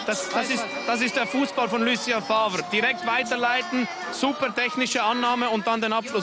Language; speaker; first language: German; native; German